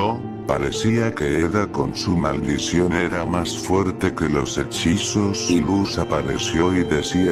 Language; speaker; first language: Spanish; native; Spanish